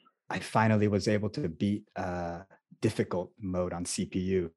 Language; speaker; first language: English; native; English